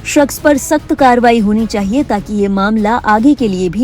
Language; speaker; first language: Hindi; native; Hindi